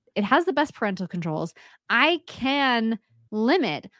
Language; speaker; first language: English; native; English